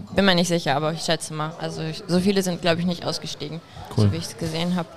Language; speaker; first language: German; native; German